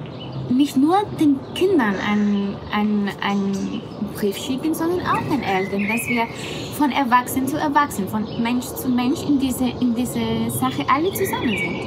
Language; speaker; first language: German; non-native, fluent; Spanish